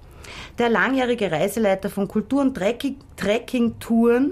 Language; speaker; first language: German; native; German